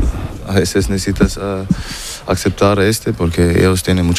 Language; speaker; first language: Spanish; non-native, learner; German